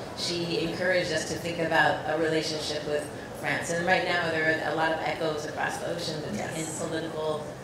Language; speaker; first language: English; native; English